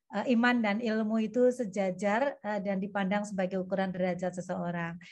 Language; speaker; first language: Indonesian; native; Indonesian